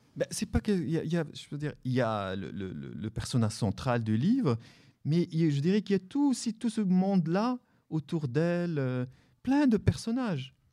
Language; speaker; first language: French; non-native, local second language; Arabic